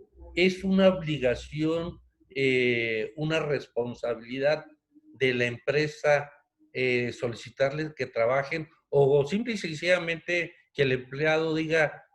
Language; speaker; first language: Spanish; native; Spanish